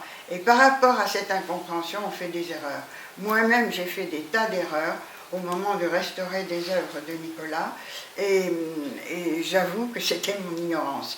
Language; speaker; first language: French; native; French